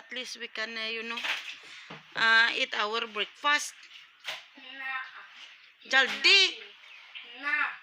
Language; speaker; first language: English; non-native, learner; Hiligaynon